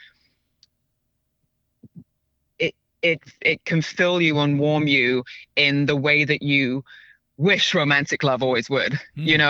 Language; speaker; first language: English; native; English